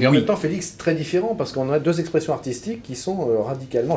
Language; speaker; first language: French; native; French